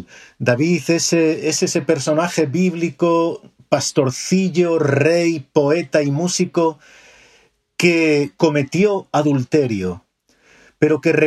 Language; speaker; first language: Spanish; native; Spanish